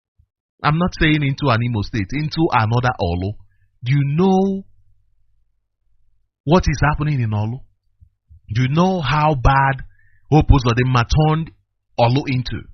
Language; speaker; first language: English; non-native, local second language; Igbo